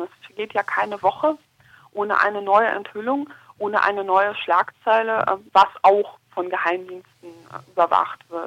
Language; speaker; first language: German; native; German